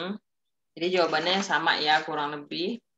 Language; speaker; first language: Indonesian; native; Indonesian